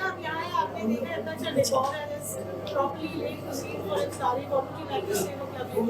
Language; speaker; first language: Hindi; native; Hindi